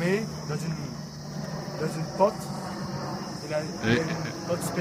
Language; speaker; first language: French; non-native, learner; Nepali